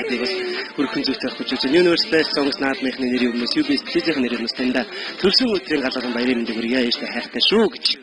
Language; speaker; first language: Mongolian; native; Mongolian